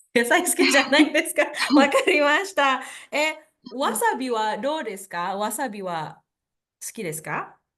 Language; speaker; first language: Japanese; non-native, fluent; Indonesian